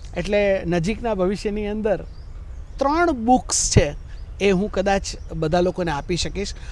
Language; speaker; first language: Gujarati; native; Gujarati